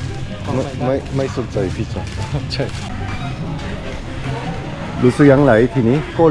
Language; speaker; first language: Thai; non-native, learner; Korean